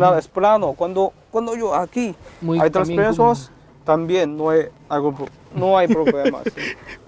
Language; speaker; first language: Spanish; non-native, learner; Chinese